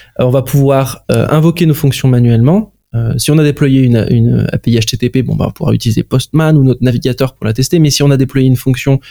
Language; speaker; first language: French; native; French